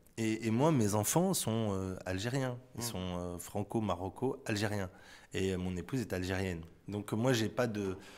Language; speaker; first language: French; native; French